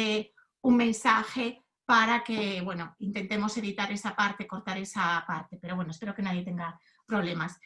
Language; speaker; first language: Spanish; native; Spanish